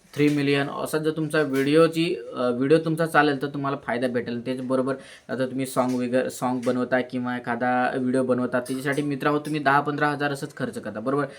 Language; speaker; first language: Marathi; native; Marathi